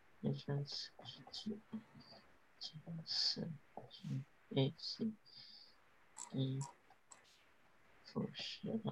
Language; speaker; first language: Chinese; early bilingual, heritage; Chinese